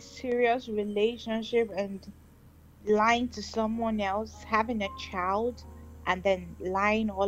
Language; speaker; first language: English; non-native, local second language; Igbo